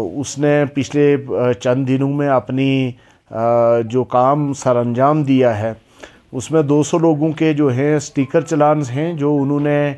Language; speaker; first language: Hindi; non-native, local second language; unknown